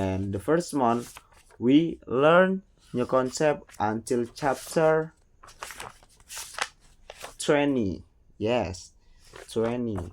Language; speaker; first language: English; non-native, learner; Indonesian